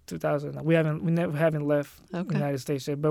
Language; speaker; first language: English; non-native, local second language; Filipino